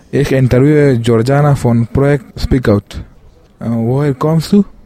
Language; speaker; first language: German; non-native, learner; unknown